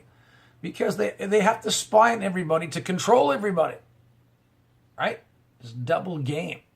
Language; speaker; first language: English; native; English